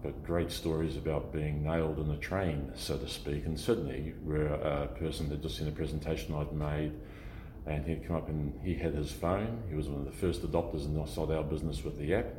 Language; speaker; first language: English; native; English